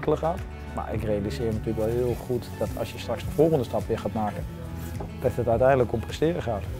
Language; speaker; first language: Dutch; native; Dutch